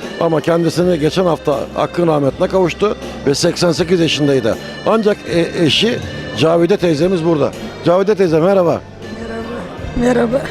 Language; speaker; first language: Turkish; native; Turkish